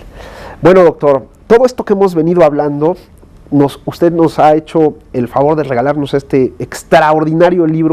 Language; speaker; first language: Spanish; native; Spanish